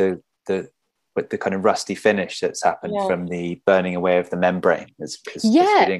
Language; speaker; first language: English; native; English